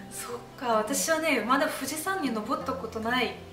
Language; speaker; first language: Japanese; non-native, fluent; Russian